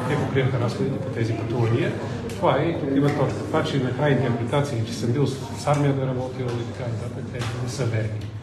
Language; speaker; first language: Bulgarian; native; Bulgarian